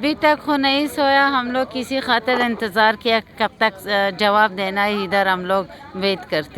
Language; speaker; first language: Hindi; non-native, learner; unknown